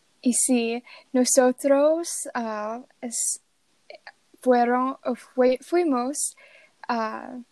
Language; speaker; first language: Spanish; non-native, learner; English